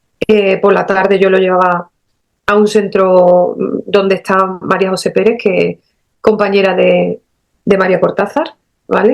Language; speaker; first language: Spanish; native; Spanish